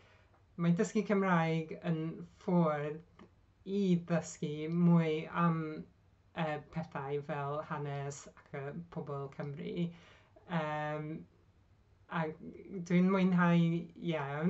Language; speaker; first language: Welsh; non-native, learner; Hungarian